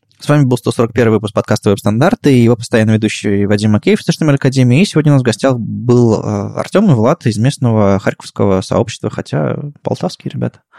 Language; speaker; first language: Russian; native; Russian